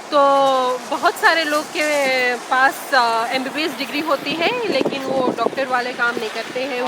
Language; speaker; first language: Hindi; native; Hindi